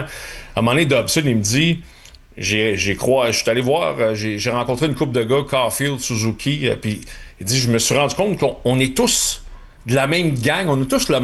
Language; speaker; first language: French; native; French